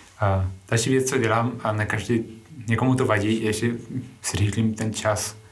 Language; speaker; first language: Czech; non-native, fluent; Spanish